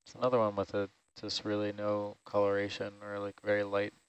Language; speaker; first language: English; native; English